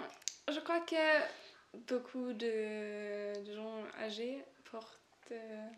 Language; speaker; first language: French; non-native, learner; German